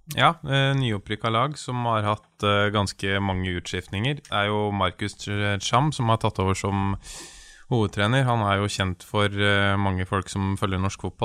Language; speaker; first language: Norwegian; native; Norwegian